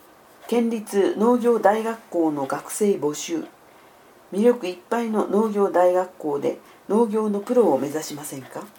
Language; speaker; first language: Japanese; native; Japanese